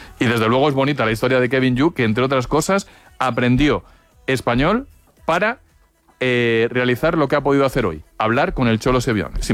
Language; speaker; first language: Spanish; native; Spanish